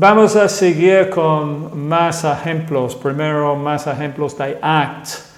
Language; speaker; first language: Spanish; non-native, fluent; English